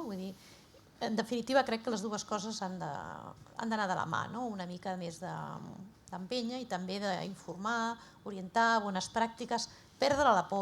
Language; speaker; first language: Catalan; native; Catalan